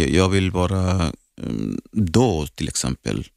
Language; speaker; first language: Swedish; non-native, learner; Arabic